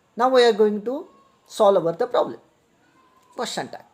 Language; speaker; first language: English; non-native, local second language; Marathi